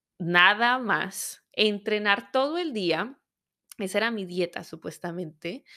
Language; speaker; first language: Spanish; native; Spanish